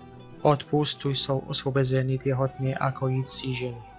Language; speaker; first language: Czech; non-native, learner; Arabic